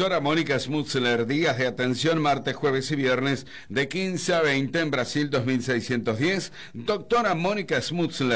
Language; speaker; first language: Spanish; native; Spanish